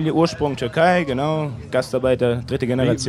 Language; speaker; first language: German; native; German